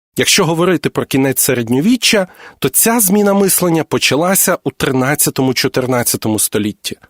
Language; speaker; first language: Ukrainian; native; Ukrainian